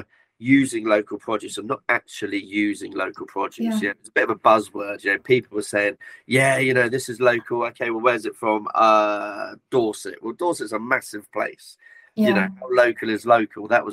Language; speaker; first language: English; native; English